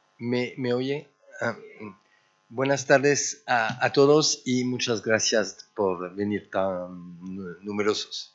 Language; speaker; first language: Spanish; early bilingual, heritage; French